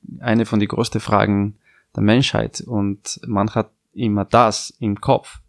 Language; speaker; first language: German; non-native, fluent; Italian